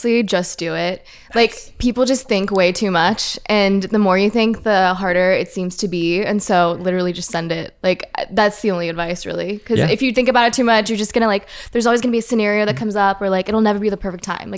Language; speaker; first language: English; early bilingual, other home language; French